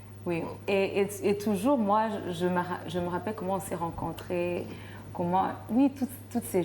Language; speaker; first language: French; non-native, local second language; Rundi